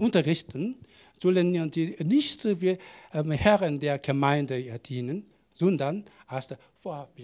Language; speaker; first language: German; non-native, learner; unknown